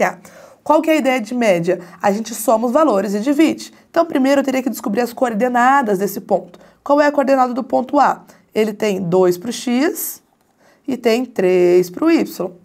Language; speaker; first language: Portuguese; native; Portuguese